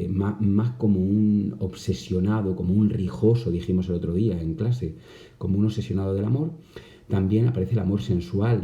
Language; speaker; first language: Spanish; native; Spanish